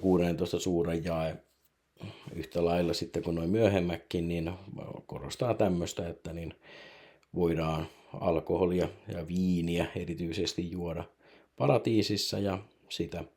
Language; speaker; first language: Finnish; native; Finnish